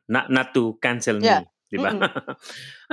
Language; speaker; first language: English; non-native, local second language; Cebuano